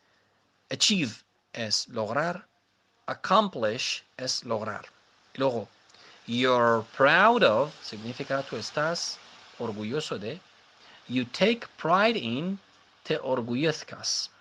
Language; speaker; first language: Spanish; non-native, fluent; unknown